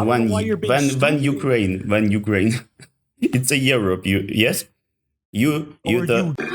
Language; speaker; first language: English; non-native, learner; Ukrainian